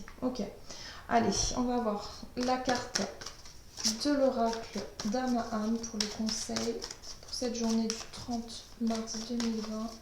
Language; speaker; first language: French; native; French